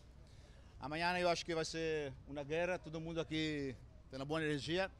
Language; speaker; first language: Portuguese; non-native, fluent; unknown